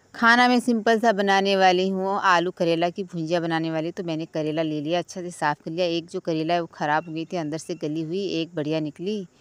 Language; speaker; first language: Hindi; native; Hindi